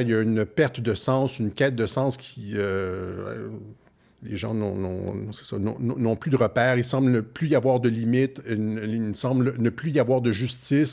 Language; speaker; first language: French; native; French